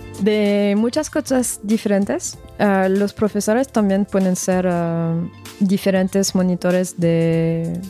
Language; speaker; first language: Spanish; non-native, fluent; French